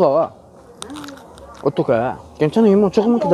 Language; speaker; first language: Korean; non-native, learner; Filipino